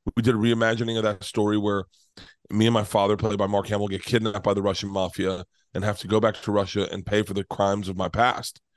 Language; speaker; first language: English; native; English